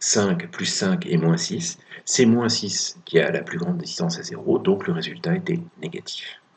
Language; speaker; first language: French; native; French